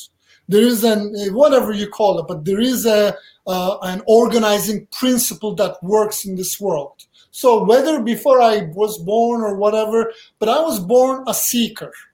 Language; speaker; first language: English; non-native, fluent; Turkish